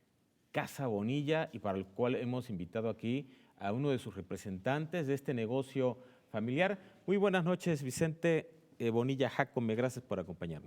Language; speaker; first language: Spanish; native; Spanish